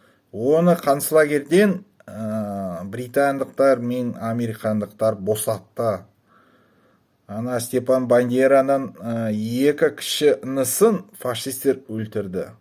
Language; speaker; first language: Kazakh; non-native, local second language; Russian